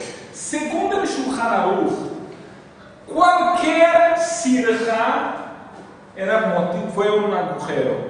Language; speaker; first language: Spanish; non-native, fluent; Portuguese